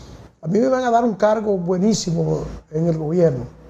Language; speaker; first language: Spanish; native; Spanish